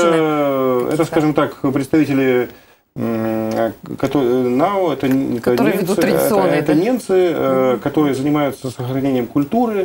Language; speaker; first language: Russian; native; Russian